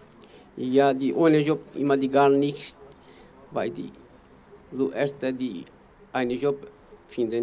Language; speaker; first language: German; non-native, learner; Kurdish